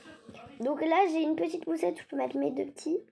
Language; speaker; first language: French; native; French